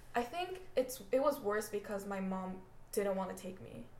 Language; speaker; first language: English; native; English